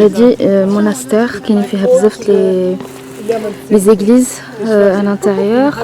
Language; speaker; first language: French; non-native, local second language; Arabic